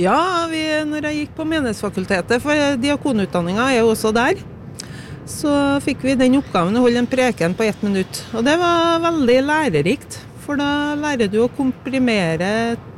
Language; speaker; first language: Norwegian; native; Norwegian